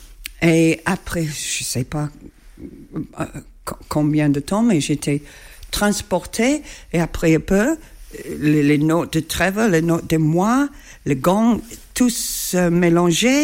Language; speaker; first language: French; non-native, learner; English